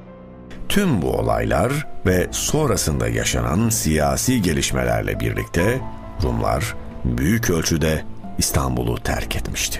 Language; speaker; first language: Turkish; native; Turkish